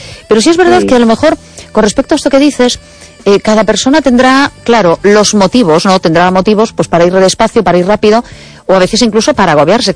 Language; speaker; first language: Spanish; native; Spanish